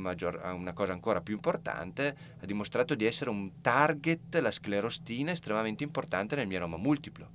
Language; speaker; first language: Italian; native; Italian